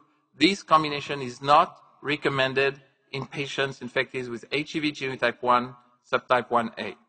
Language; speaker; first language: English; non-native, fluent; French